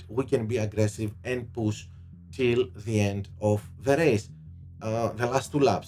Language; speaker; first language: English; non-native, fluent; Greek